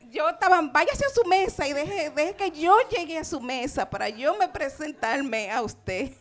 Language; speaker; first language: Spanish; early bilingual, heritage; Spanish